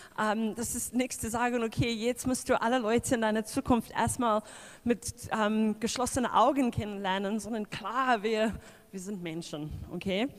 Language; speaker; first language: German; non-native, fluent; English